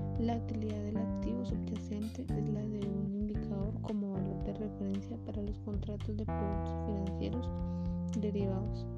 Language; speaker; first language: Spanish; native; Spanish